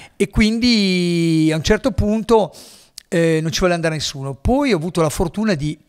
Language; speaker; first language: Italian; native; Italian